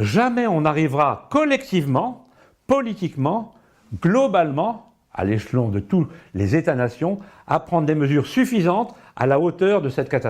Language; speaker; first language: French; native; French